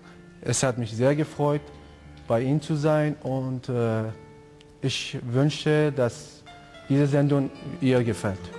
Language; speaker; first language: German; non-native, fluent; Persian